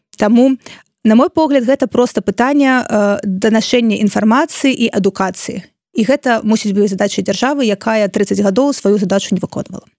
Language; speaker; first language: Belarusian; non-native, local second language; Russian